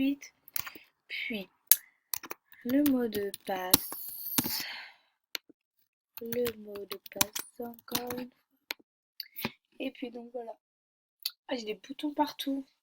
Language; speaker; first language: French; native; French